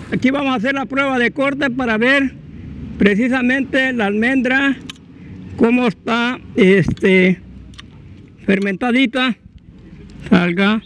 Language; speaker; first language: Spanish; native; Spanish